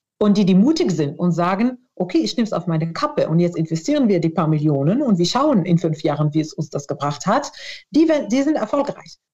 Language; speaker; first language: German; non-native, fluent; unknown